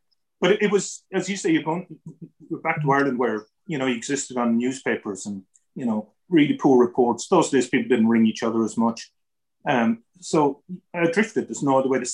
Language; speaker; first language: English; native; English